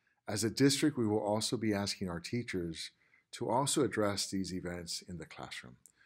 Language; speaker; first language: English; early bilingual, other home language; Spanish